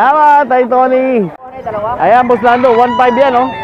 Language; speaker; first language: Filipino; native; Filipino